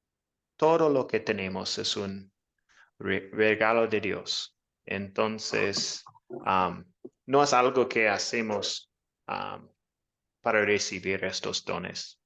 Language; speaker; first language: Spanish; non-native, fluent; English